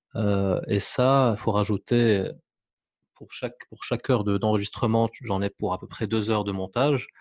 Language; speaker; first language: French; non-native, local second language; Arabic